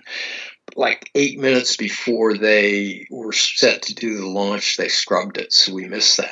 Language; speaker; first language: English; native; English